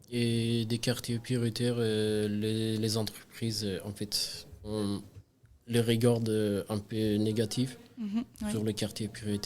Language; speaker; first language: French; non-native, learner; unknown